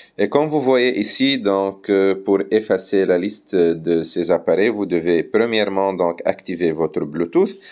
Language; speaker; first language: French; non-native, local second language; Arabic